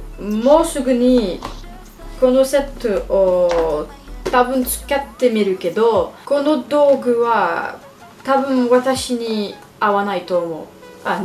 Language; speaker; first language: Japanese; non-native, learner; French